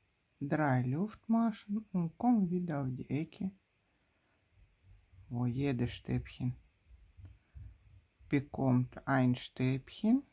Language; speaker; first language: German; non-native, fluent; Russian